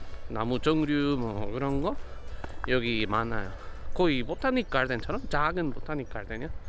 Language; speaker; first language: Korean; non-native, learner; Spanish